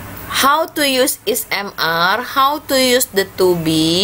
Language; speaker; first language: English; non-native, learner; Indonesian